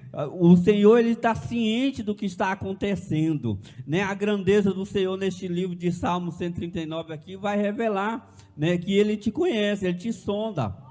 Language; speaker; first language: Portuguese; native; Portuguese